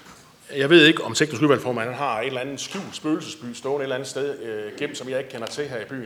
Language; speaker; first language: Danish; native; Danish